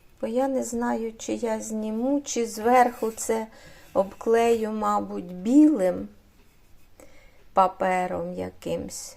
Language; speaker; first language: Ukrainian; native; Ukrainian